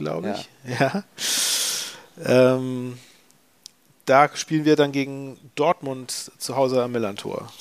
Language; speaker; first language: German; native; German